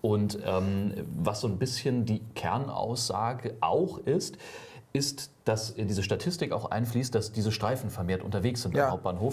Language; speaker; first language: German; native; German